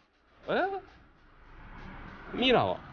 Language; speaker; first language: Japanese; non-native, fluent; Chinese